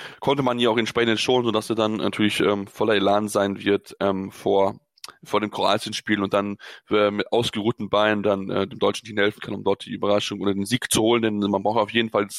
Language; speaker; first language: German; native; German